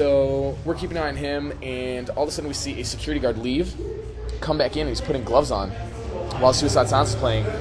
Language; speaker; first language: English; native; English